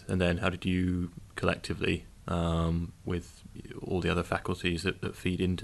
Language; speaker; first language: English; native; English